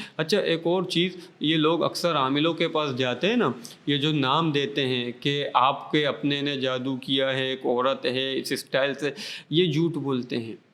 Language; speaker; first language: Urdu; non-native, local second language; Baluchi